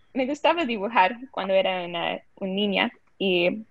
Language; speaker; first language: Spanish; early bilingual, other home language; English